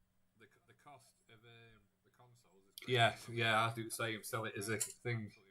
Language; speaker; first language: English; native; English